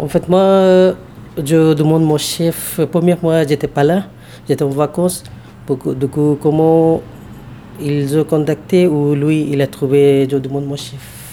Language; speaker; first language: French; non-native, learner; Bangla